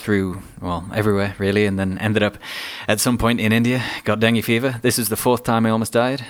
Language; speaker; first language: English; native; English